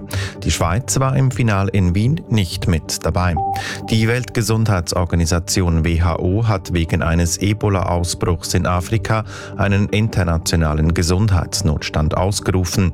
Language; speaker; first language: German; native; German